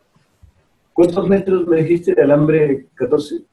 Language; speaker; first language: Spanish; native; Spanish